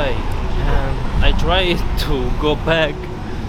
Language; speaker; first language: English; non-native, learner; Arabic